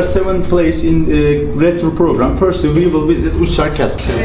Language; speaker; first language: English; non-native, learner; Turkish